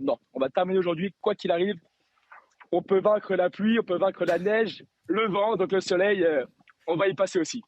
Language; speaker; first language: French; native; French